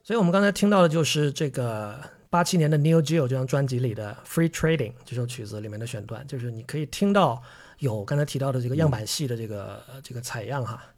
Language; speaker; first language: Chinese; native; Chinese